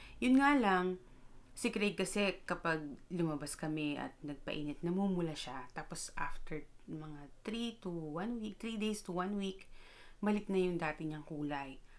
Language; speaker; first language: Filipino; native; Filipino